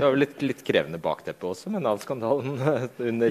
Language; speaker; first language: Norwegian; native; Norwegian